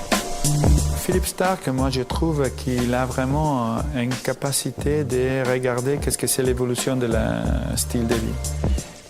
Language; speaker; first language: French; non-native, fluent; Italian